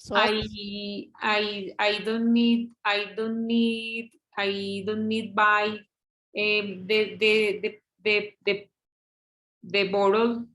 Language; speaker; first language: English; non-native, learner; Spanish